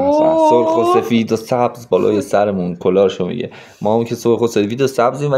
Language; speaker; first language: Persian; native; Persian